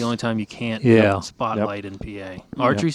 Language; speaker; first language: English; native; English